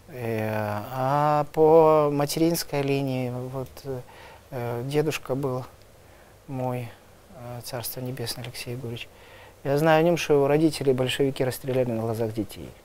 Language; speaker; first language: Russian; native; Russian